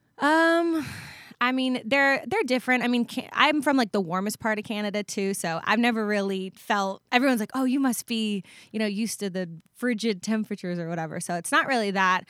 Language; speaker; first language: English; native; English